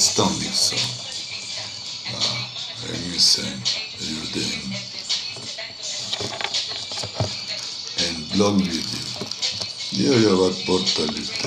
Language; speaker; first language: Swedish; non-native, fluent; Spanish